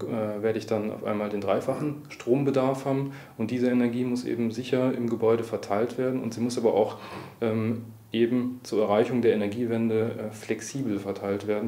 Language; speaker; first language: German; native; German